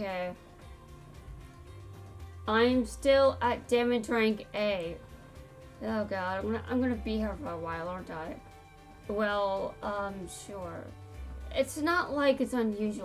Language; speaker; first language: English; native; English